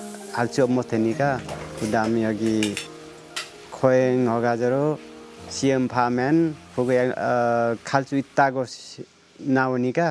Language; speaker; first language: Korean; non-native, learner; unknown